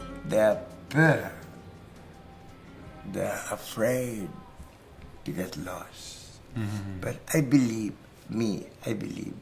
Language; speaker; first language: English; non-native, learner; French